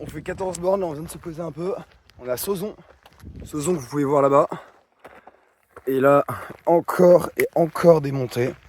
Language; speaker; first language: French; native; French